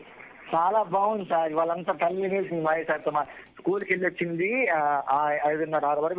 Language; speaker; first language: Telugu; native; Telugu